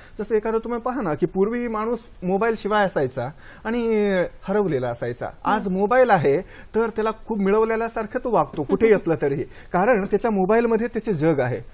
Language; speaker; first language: Marathi; non-native, local second language; Kannada